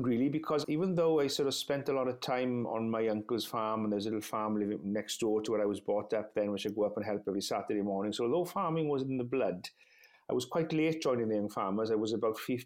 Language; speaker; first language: English; non-native, local second language; Welsh